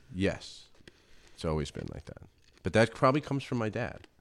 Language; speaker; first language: English; native; English